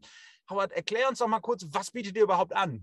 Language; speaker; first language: German; native; German